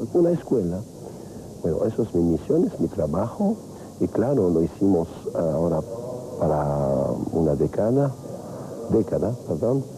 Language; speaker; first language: Spanish; non-native, fluent; French